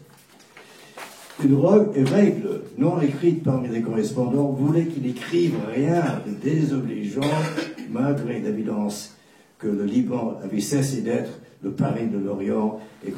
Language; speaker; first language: French; non-native, fluent; English